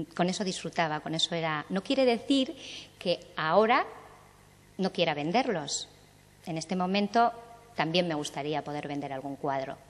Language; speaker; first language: Spanish; native; Spanish